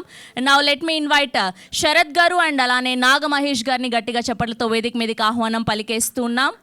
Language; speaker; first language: Telugu; native; Telugu